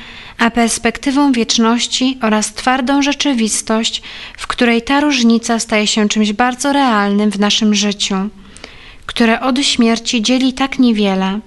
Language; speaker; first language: Polish; native; Polish